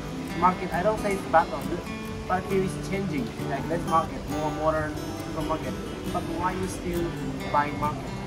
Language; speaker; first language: English; non-native, learner; Japanese